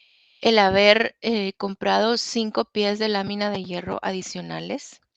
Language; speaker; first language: Spanish; native; Spanish